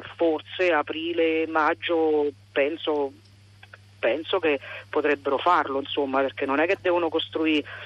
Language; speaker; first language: Italian; native; Italian